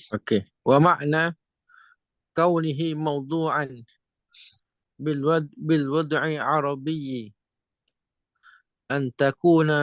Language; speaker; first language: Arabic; non-native, fluent; Malay